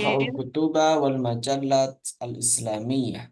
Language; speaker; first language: Arabic; non-native, fluent; Indonesian